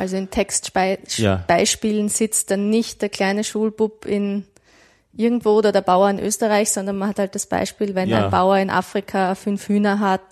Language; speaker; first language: German; native; German